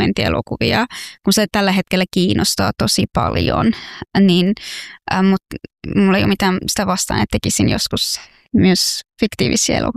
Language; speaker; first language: Finnish; non-native, fluent; Persian